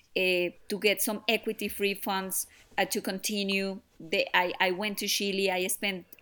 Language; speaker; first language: English; non-native, fluent; Spanish